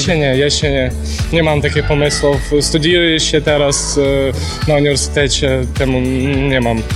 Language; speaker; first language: Polish; non-native, learner; Ukrainian